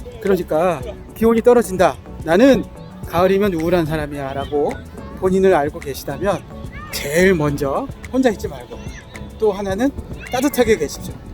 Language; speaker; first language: Korean; native; Korean